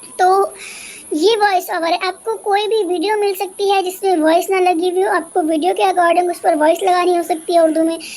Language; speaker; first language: Urdu; native; Urdu